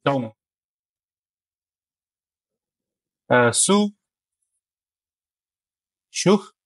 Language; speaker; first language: French; non-native, learner; Chinese